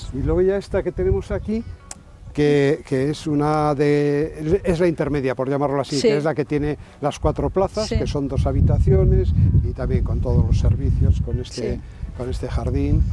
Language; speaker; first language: Spanish; native; Spanish